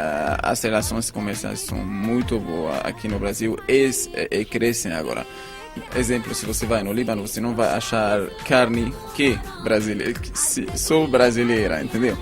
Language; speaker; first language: Portuguese; non-native, fluent; Arabic